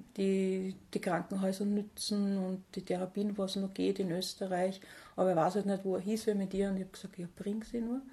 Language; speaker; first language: German; native; German